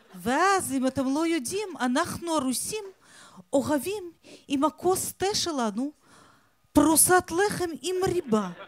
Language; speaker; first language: Hebrew; non-native, fluent; Russian